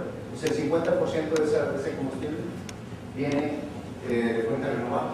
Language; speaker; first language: Spanish; native; Spanish